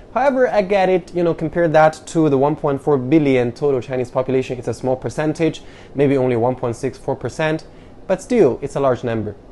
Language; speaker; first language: English; non-native, fluent; Chinese